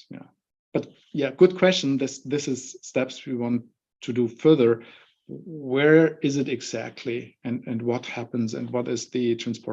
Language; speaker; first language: English; non-native, fluent; German